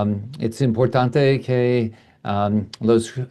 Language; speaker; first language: Spanish; non-native, learner; English